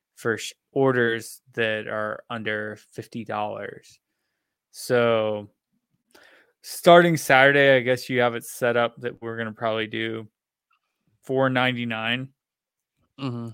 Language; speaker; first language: English; native; English